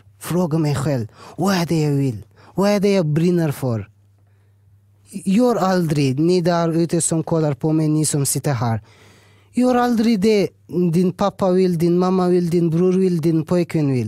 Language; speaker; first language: Swedish; early bilingual, other home language; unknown